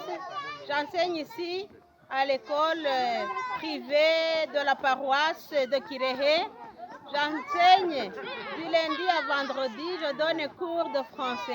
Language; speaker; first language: French; non-native, local second language; Kinyarwanda